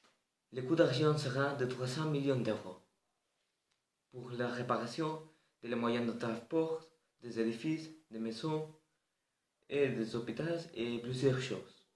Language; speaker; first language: French; non-native, learner; Spanish